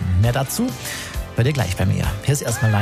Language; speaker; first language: German; native; German